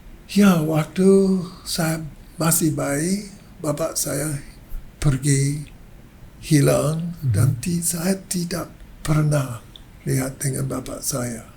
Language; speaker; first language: Indonesian; non-native, learner; English